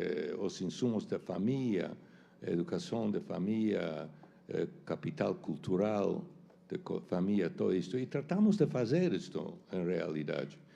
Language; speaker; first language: Portuguese; non-native, fluent; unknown